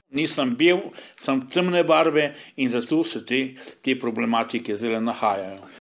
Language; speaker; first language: Slovenian; non-native, local second language; Romany